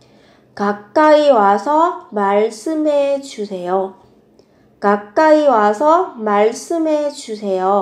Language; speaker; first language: Korean; non-native, fluent; Vietnamese